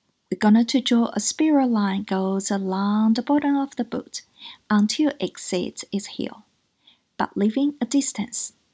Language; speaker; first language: English; non-native, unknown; Chinese